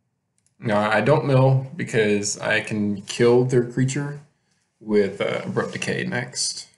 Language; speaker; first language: English; native; English